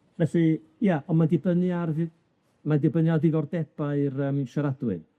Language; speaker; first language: Welsh; native; Welsh